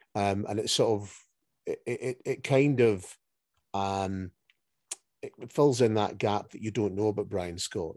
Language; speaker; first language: English; native; English